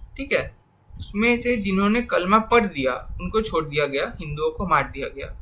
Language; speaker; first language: Hindi; non-native, local second language; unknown